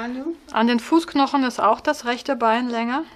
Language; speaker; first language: German; native; German